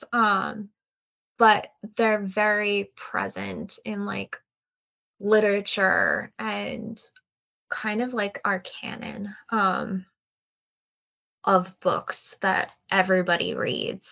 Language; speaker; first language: English; native; English